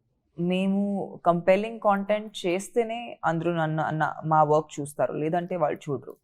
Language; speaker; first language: Telugu; non-native, fluent; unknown